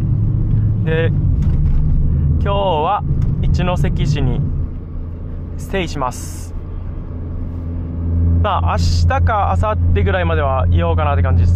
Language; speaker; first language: Japanese; native; Japanese